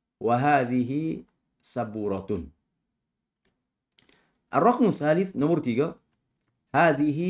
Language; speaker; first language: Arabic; non-native, fluent; Malay